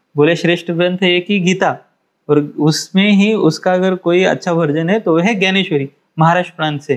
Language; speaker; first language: Hindi; non-native, local second language; Marathi